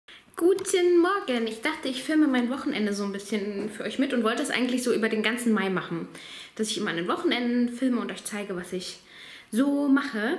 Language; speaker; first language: German; native; German